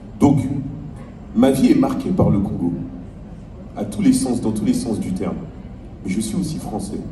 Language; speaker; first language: French; native; French